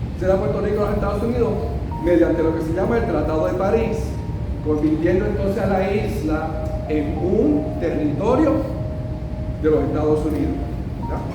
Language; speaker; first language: Spanish; early bilingual, heritage; Spanish